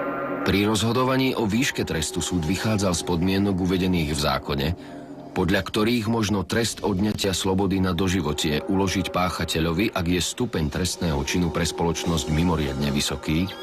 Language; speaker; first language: Slovak; native; Slovak